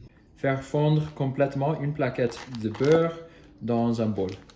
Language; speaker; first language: French; non-native, learner; English